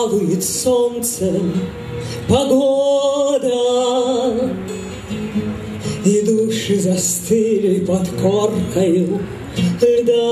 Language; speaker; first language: Russian; native; Russian